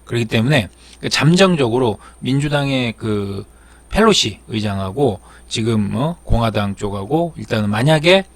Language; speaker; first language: Korean; native; Korean